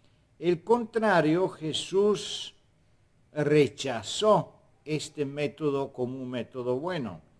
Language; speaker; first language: Spanish; non-native, fluent; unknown